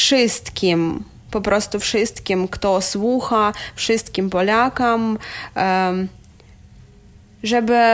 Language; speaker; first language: Polish; non-native, learner; Ukrainian